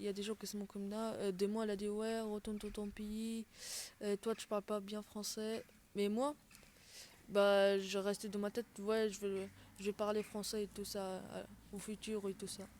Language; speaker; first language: French; non-native, local second language; Arabic